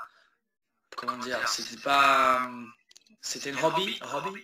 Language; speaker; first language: French; early bilingual, heritage; English